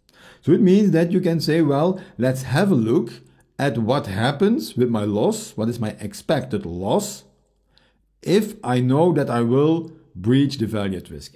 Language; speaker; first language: English; non-native, fluent; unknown